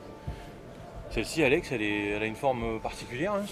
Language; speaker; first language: French; native; French